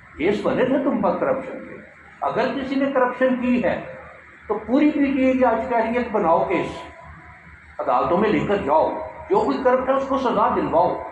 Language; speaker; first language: Urdu; non-native, local second language; Punjabi